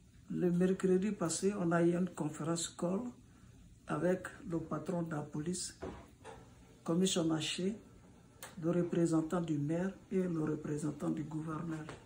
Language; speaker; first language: French; non-native, local second language; Bambara